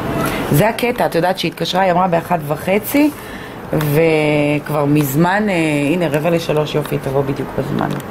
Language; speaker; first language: Hebrew; native; Hebrew